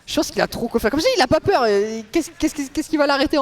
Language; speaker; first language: French; native; French